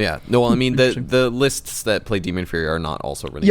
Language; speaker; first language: English; native; English